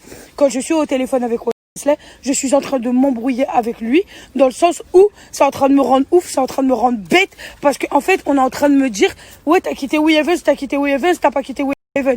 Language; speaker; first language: French; native; French